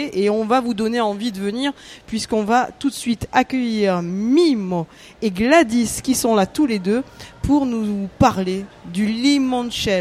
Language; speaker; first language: French; native; French